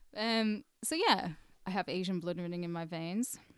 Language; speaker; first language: English; early bilingual, other home language; Hindi